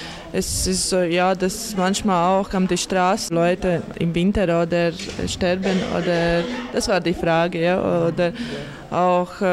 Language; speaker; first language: German; non-native, learner; Latvian